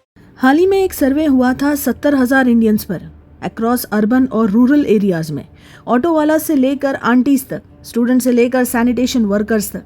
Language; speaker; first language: Hindi; native; Hindi